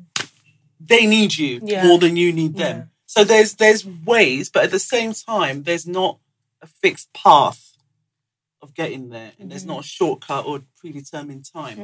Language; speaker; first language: English; non-native, local second language; Yoruba